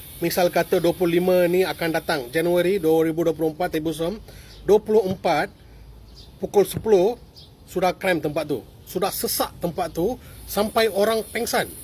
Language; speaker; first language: Malay; non-native, local second language; Tamil